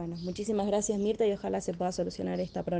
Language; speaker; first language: Spanish; native; Spanish